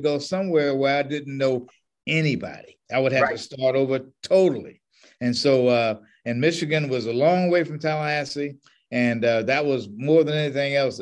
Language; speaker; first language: English; native; English